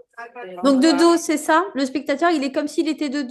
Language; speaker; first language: French; native; French